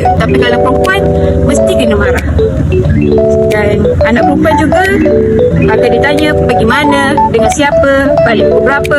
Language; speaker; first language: Malay; native; Malay